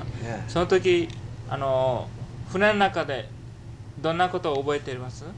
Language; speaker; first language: Japanese; early bilingual, heritage; Japanese